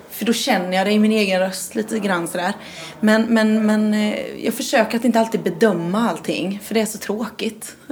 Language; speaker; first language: Swedish; native; Swedish